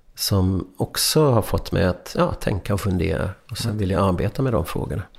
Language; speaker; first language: Swedish; early bilingual, other home language; Hungarian